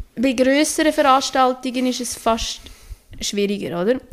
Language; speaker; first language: German; native; German